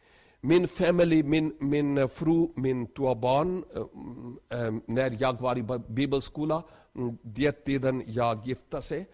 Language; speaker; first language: Swedish; non-native, learner; Urdu